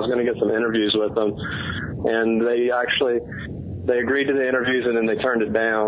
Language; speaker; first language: English; native; English